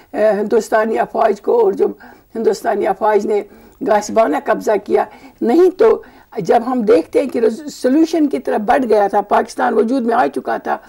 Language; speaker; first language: Urdu; non-native, local second language; Kashmiri